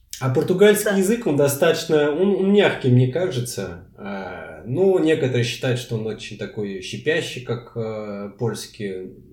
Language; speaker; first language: Russian; non-native, fluent; Portuguese